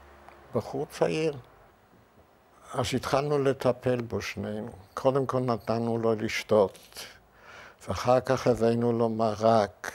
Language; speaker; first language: Hebrew; non-native, fluent; Yiddish